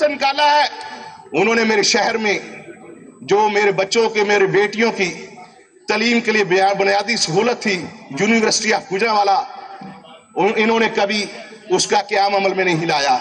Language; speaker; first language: Urdu; non-native, local second language; Punjabi